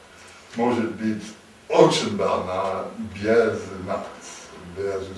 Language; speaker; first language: Russian; non-native, learner; English